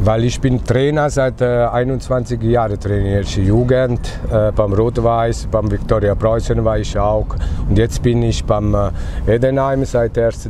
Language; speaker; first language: German; non-native, fluent; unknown